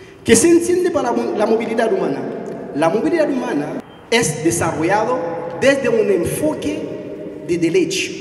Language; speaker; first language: Spanish; non-native, fluent; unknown